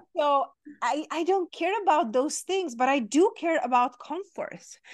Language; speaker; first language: English; non-native, fluent; Czech